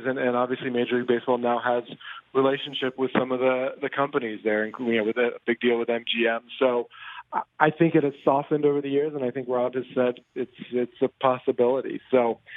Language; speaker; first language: English; native; English